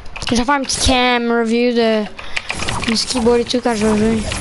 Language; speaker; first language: French; early bilingual, heritage; French